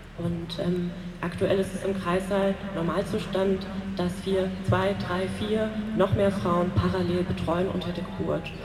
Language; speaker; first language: German; native; German